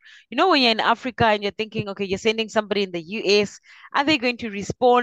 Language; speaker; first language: English; non-native, local second language; Shona